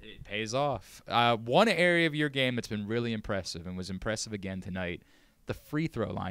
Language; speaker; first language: English; native; English